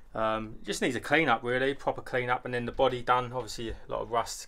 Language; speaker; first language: English; native; English